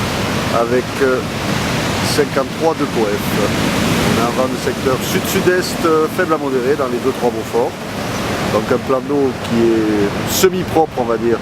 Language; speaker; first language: French; native; French